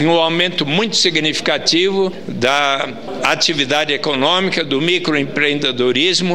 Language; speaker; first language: Portuguese; native; Portuguese